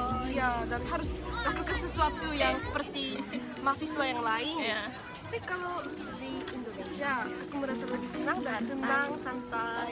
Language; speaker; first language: Indonesian; non-native, learner; Korean